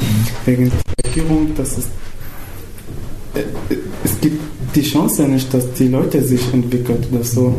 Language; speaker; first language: German; non-native, fluent; Arabic